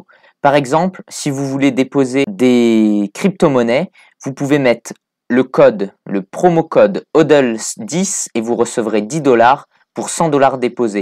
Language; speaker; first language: French; native; French